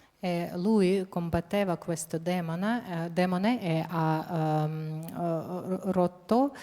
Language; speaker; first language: Italian; non-native, fluent; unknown